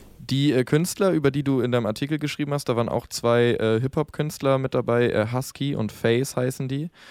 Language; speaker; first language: German; native; German